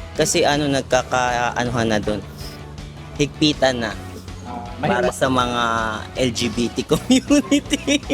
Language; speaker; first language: Filipino; native; Filipino